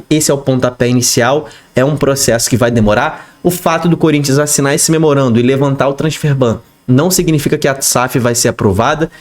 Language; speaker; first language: Portuguese; native; Portuguese